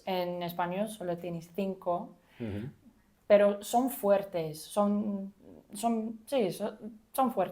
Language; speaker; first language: Spanish; non-native, fluent; English